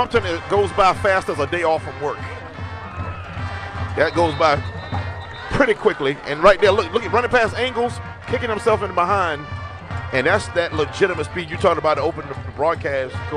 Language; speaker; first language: English; native; English